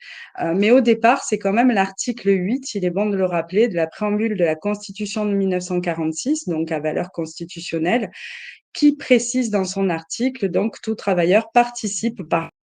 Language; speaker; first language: French; native; French